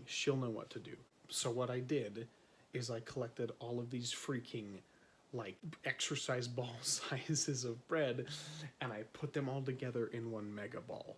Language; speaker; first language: English; native; English